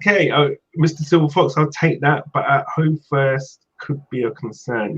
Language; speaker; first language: English; native; English